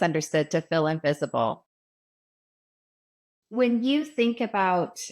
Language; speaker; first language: English; native; English